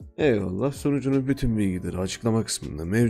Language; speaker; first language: Turkish; native; Turkish